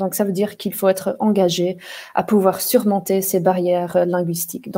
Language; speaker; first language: French; non-native, fluent; English